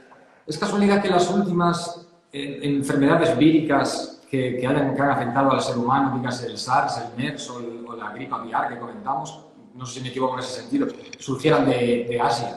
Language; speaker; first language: Spanish; native; Spanish